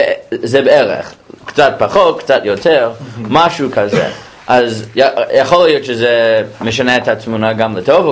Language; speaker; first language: Hebrew; non-native, fluent; English